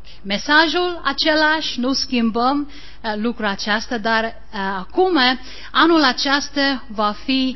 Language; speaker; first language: Romanian; non-native, learner; English